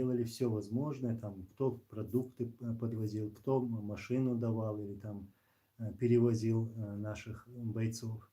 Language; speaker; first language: Russian; non-native, local second language; Chechen